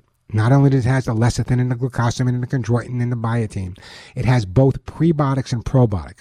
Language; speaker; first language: English; native; English